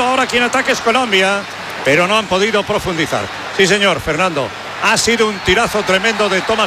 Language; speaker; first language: Spanish; native; Spanish